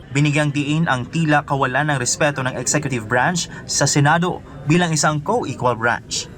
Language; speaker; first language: Filipino; native; Filipino